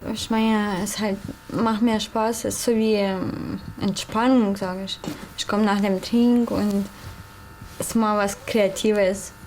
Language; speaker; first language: German; non-native, fluent; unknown